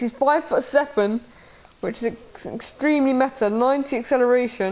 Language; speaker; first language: English; native; English